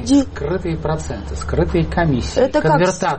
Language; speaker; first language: Russian; native; Russian